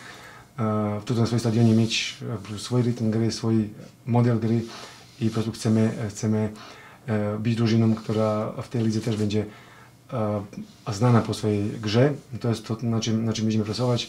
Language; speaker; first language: Polish; non-native, fluent; Serbian